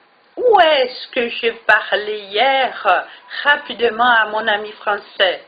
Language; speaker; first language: French; non-native, fluent; Portuguese